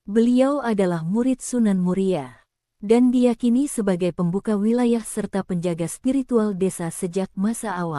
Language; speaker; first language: Indonesian; native; Indonesian